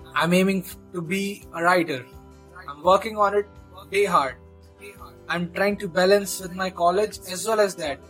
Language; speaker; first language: English; non-native, local second language; Hindi